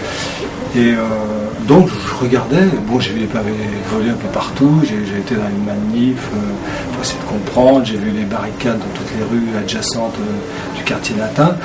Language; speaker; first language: French; native; French